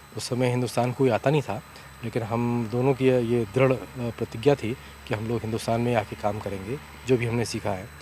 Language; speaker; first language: Hindi; native; Hindi